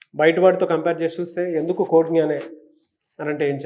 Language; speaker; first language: Telugu; native; Telugu